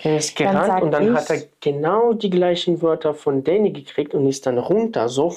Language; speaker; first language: German; non-native, fluent; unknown